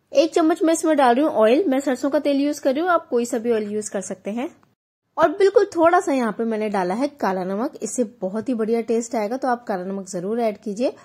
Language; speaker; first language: Hindi; native; Hindi